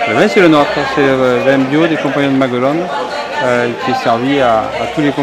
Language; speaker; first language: French; native; French